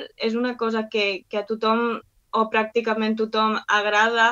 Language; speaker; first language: Catalan; non-native, local second language; Spanish